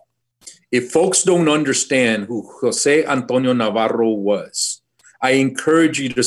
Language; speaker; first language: English; native; English